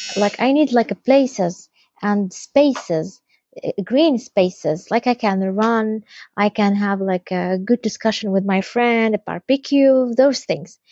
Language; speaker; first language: English; non-native, fluent; Arabic